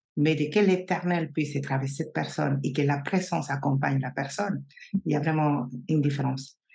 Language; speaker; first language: French; non-native, fluent; Spanish